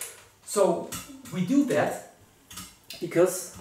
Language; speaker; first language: English; non-native, fluent; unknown